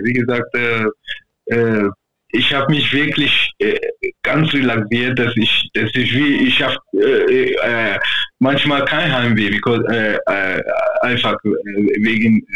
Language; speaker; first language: German; non-native, fluent; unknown